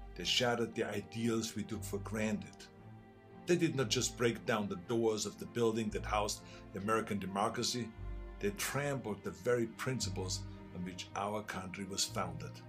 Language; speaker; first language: English; non-native, fluent; German